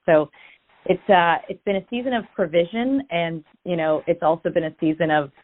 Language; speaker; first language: English; native; English